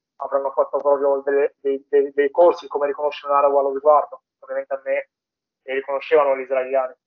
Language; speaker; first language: Italian; native; Italian